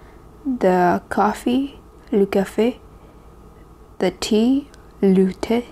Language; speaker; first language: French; non-native, learner; English